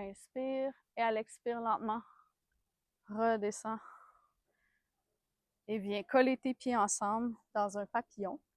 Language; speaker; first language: French; native; French